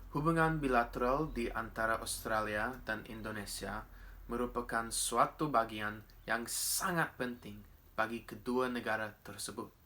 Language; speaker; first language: Indonesian; non-native, fluent; English